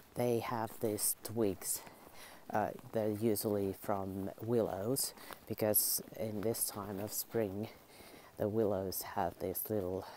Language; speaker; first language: English; non-native, fluent; Finnish